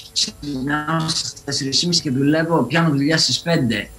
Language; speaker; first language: Greek; early bilingual, other home language; English